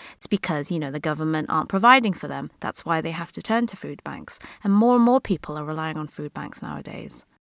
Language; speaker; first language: English; native; English